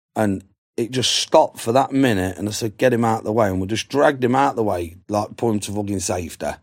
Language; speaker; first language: English; native; English